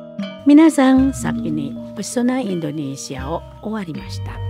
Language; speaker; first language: Japanese; non-native, fluent; Indonesian